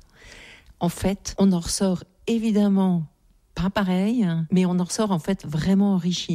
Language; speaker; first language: French; native; French